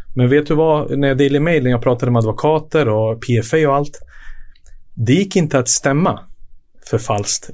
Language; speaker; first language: Swedish; early bilingual, other home language; Serbian